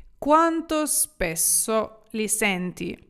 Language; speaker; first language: Italian; non-native, fluent; Ukrainian